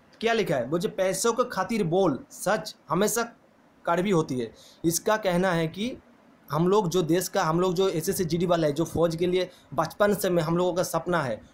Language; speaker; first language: Hindi; non-native, local second language; Bangla